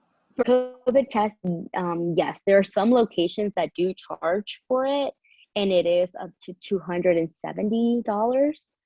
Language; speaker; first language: English; early bilingual, other home language; Spanish